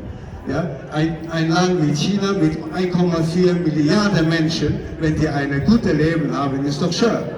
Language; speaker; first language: German; non-native, fluent; Cantonese